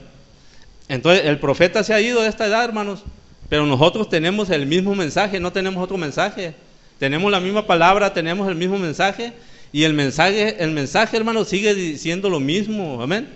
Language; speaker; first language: Spanish; native; Spanish